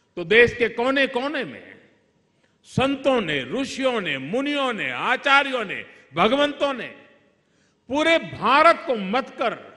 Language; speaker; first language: Hindi; non-native, local second language; Gujarati